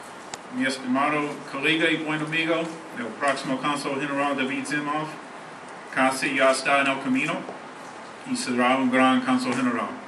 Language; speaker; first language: Spanish; non-native, learner; English